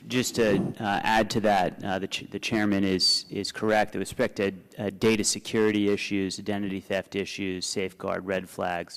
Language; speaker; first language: English; native; English